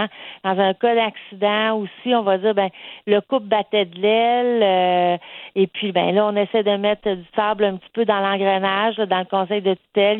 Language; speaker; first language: French; native; French